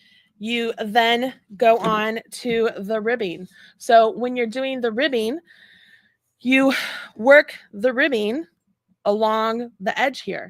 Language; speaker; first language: English; native; English